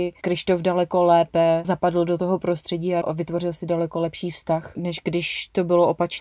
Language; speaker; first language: Czech; native; Czech